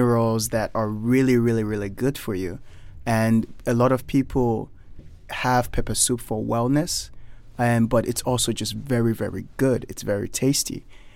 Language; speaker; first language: English; non-native, local second language; Yoruba